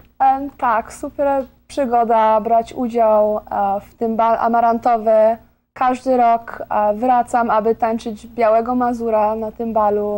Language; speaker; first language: Polish; early bilingual, heritage; Polish